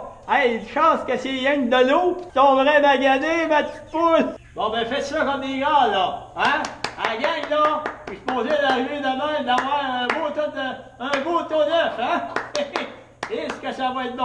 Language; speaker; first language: French; native; French